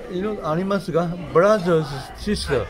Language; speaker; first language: Japanese; non-native, learner; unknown